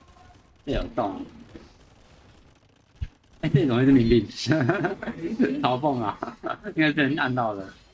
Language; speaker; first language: Chinese; native; Chinese